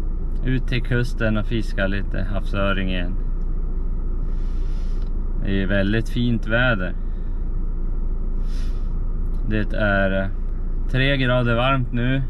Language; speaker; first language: Swedish; native; Swedish